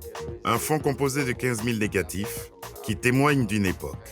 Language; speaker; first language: French; native; French